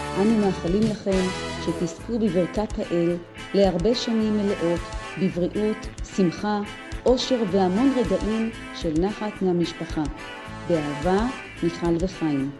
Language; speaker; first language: Hebrew; native; Hebrew